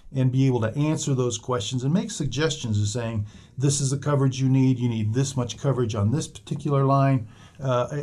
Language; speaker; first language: English; native; English